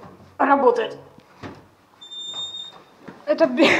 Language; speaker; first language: Russian; native; Russian